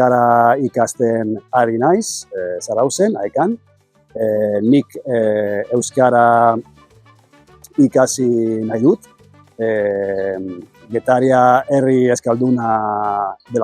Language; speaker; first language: Basque; non-native, learner; Italian